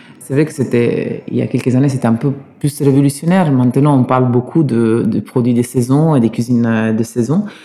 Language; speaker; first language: French; non-native, fluent; Italian